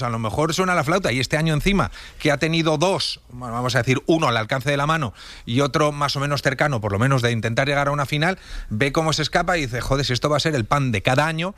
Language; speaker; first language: Spanish; native; Spanish